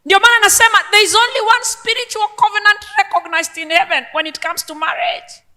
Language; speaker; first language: English; non-native, local second language; Luo (Kenya and Tanzania)